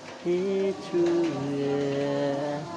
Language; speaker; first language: English; non-native, learner; Indonesian